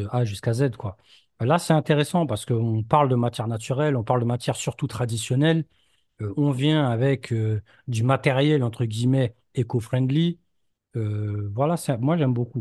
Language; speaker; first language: French; native; French